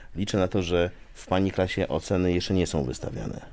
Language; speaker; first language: Polish; native; Polish